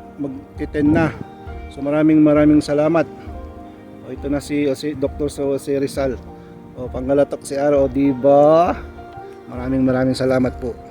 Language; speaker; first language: Filipino; non-native, local second language; Pangasinan